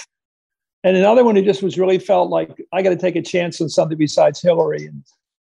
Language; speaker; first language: English; native; English